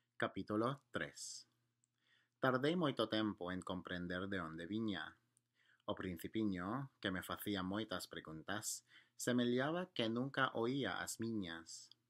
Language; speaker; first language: Galician; non-native, learner; English